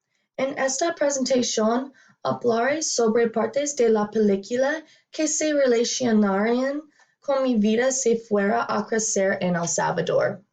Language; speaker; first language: Spanish; non-native, learner; English